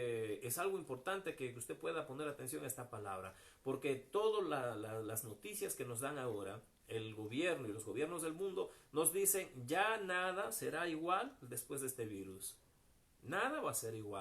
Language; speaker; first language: Spanish; native; Spanish